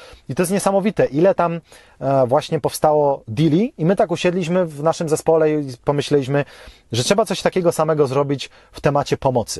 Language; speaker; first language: Polish; native; Polish